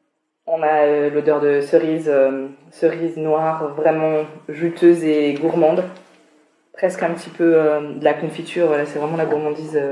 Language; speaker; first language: French; native; French